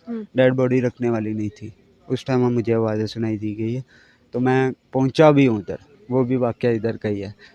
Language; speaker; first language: Urdu; non-native, local second language; Punjabi